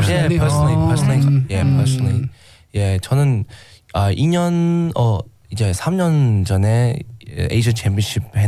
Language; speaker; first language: Korean; non-native, learner; English